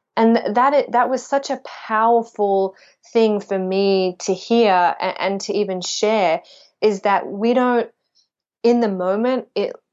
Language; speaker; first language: English; native; English